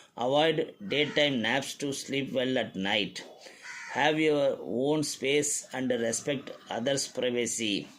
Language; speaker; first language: English; non-native, local second language; Tamil